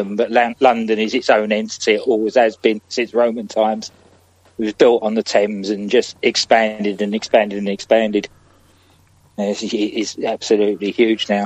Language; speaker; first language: English; native; English